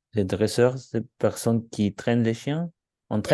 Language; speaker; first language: French; non-native, learner; Spanish